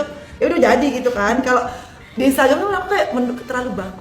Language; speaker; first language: Indonesian; native; Indonesian